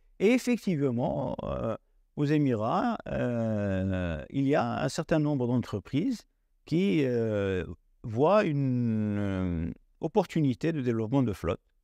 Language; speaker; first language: French; non-native, local second language; Arabic